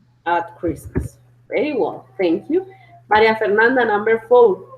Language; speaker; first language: English; non-native, fluent; Spanish